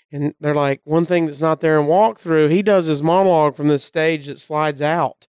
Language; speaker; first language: English; native; English